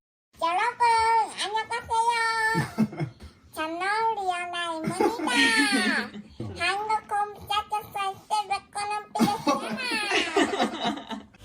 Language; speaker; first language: Korean; non-native, learner; Japanese